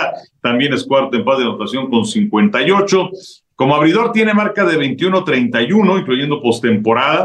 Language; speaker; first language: Spanish; native; Spanish